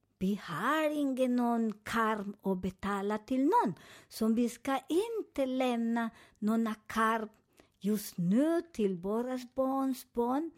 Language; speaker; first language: Swedish; non-native, fluent; Spanish